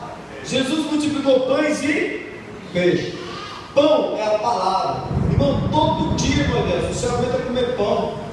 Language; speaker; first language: Portuguese; native; Portuguese